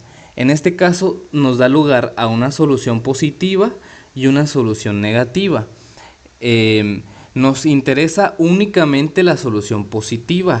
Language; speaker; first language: Spanish; native; Spanish